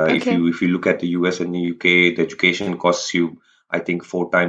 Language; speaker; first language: English; non-native, local second language; Rajasthani